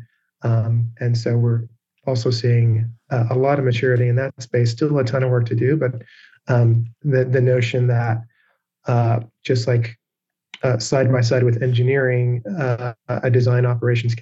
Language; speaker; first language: English; native; English